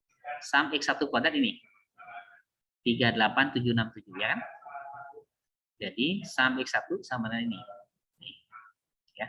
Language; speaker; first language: Indonesian; native; Indonesian